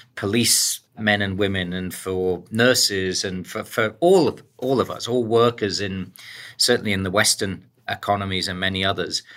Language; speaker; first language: English; native; English